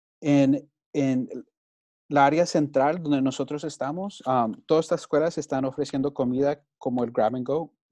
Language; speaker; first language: Spanish; early bilingual, heritage; Spanish